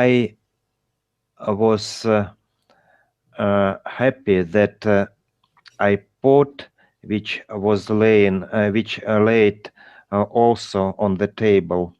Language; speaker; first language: English; non-native, learner; Russian